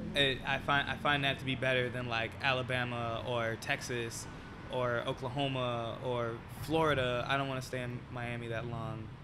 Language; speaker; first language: English; native; English